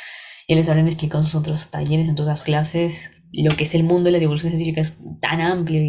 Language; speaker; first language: Spanish; native; Spanish